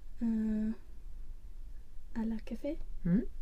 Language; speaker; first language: French; non-native, learner; Swedish